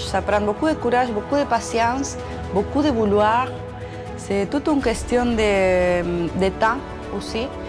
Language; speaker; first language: French; non-native, fluent; Spanish